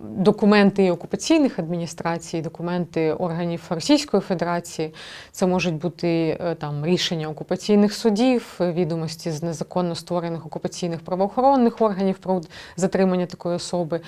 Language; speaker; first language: Ukrainian; native; Ukrainian